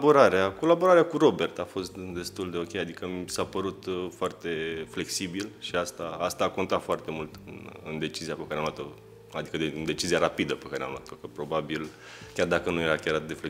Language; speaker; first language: Romanian; native; Romanian